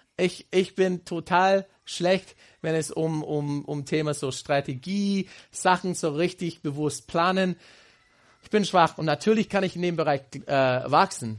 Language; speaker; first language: German; non-native, fluent; English